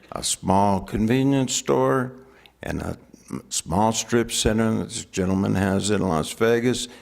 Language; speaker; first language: English; native; English